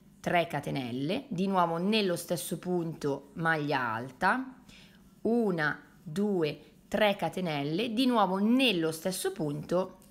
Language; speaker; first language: Italian; native; Italian